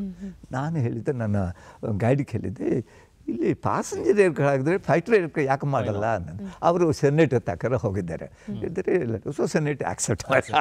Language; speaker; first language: Kannada; non-native, fluent; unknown